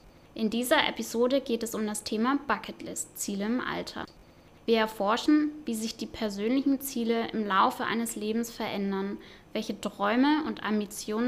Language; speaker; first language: German; native; German